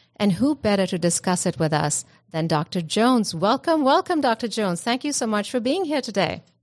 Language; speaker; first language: English; non-native, local second language; Punjabi